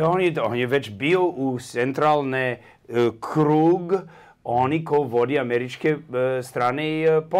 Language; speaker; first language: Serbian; early bilingual, heritage; English